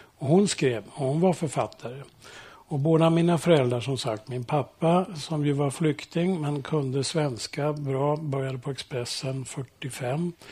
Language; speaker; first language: Swedish; early bilingual, heritage; Swedish